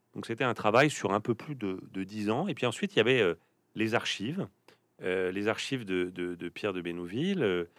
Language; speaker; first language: French; native; French